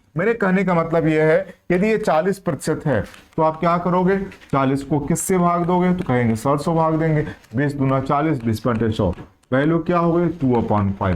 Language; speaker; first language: Hindi; native; Hindi